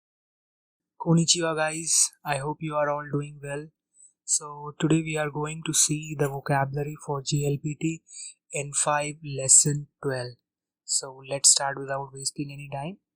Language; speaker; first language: English; non-native, local second language; Hindi